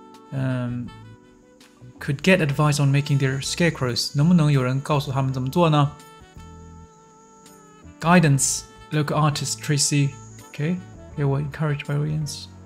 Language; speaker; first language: English; non-native, fluent; Chinese